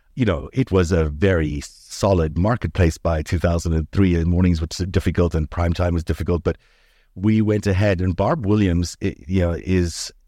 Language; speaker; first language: English; early bilingual, other home language; Hebrew